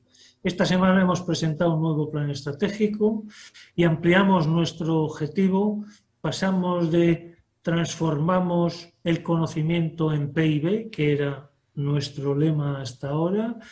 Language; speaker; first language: Spanish; native; Spanish